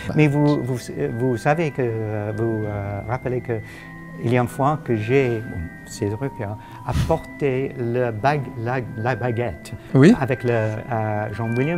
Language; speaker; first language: French; non-native, fluent; English